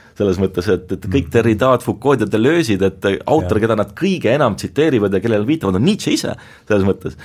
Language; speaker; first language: Estonian; native; Estonian